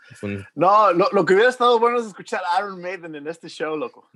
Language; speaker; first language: Spanish; early bilingual, heritage; Spanish